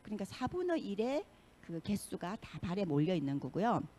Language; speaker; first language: Korean; native; Korean